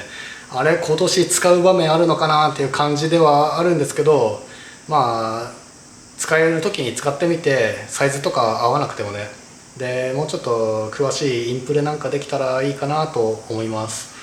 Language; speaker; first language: Japanese; native; Japanese